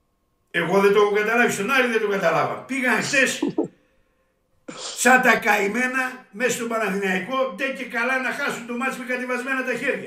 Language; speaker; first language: Greek; native; Greek